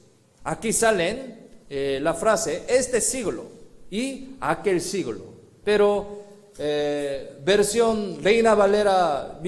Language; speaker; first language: Spanish; non-native, fluent; Korean